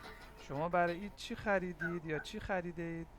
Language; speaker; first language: Persian; non-native, fluent; Urdu